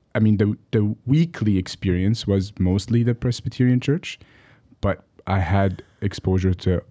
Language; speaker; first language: English; early bilingual, other home language; Arabic